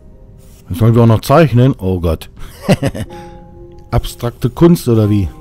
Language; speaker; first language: German; native; German